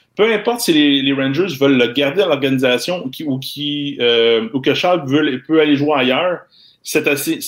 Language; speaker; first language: French; native; French